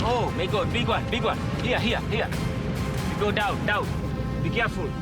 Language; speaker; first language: English; non-native, learner; Swahili